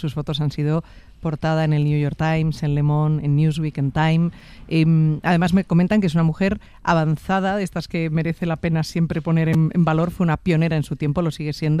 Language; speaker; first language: Spanish; native; Spanish